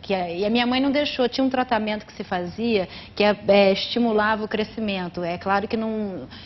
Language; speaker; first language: Portuguese; native; Portuguese